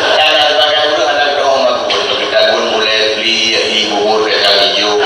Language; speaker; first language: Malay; non-native, local second language; Achinese